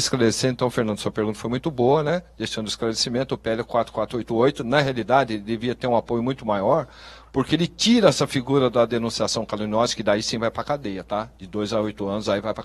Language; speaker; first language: Portuguese; native; Portuguese